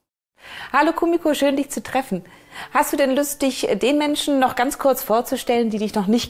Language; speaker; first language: German; native; German